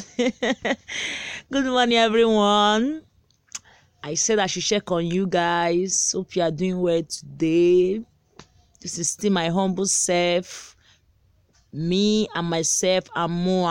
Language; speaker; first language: English; non-native, local second language; Igbo